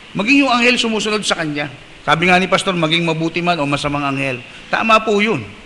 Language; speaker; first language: Filipino; non-native, local second language; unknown